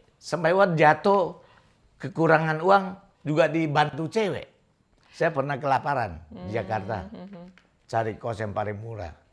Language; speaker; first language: Indonesian; non-native, local second language; Min Nan Chinese